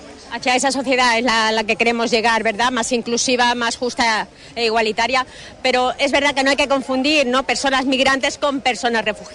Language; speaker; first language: Spanish; native; Spanish